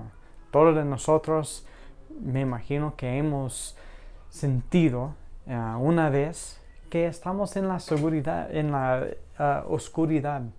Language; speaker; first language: Spanish; non-native, fluent; English